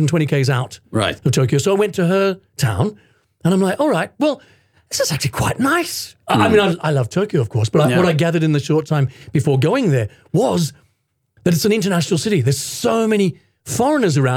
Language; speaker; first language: English; native; English